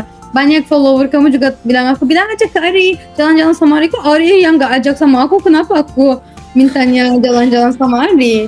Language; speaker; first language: Indonesian; non-native, fluent; Turkish